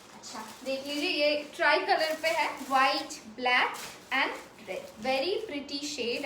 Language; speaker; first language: Hindi; non-native, local second language; Bangla